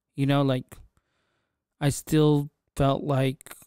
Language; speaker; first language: English; native; English